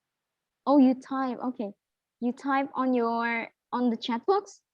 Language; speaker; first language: English; non-native, fluent; Indonesian